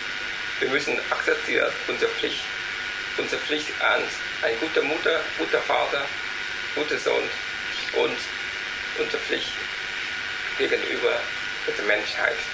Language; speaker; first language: German; non-native, learner; Vietnamese